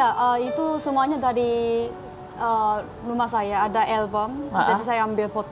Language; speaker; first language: Indonesian; non-native, fluent; Korean